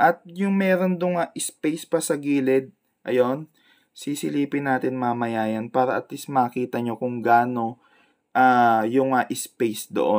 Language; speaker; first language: Filipino; native; Filipino